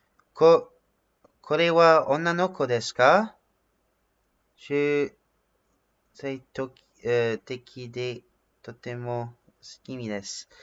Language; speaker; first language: Japanese; non-native, learner; English